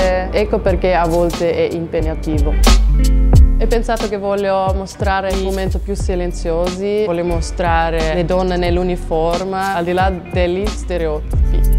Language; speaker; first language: Italian; non-native, local second language; Swiss German